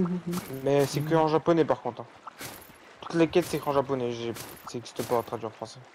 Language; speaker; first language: French; native; French